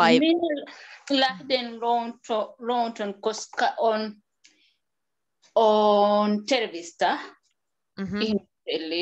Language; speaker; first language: Finnish; non-native, learner; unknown